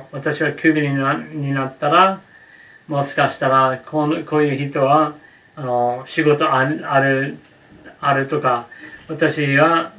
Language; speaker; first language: Japanese; non-native, learner; English